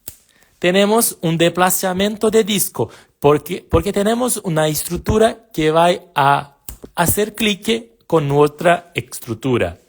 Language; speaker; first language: Spanish; non-native, fluent; Portuguese